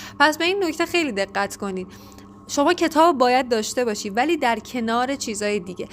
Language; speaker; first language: Persian; native; Persian